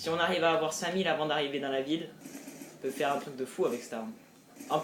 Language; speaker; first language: French; native; French